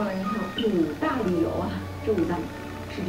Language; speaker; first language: Chinese; native; Chinese